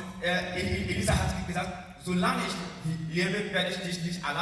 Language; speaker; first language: German; non-native, learner; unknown